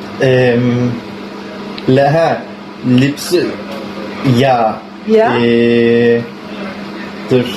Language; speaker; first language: German; non-native, learner; Turkish